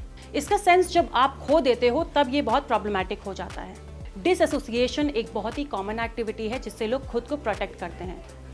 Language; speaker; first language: Hindi; native; Hindi